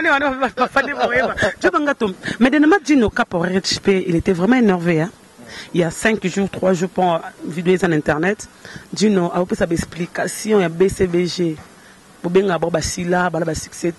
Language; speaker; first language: French; non-native, local second language; Lingala